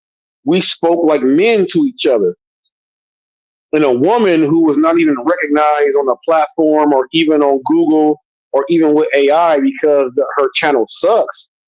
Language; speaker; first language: English; native; English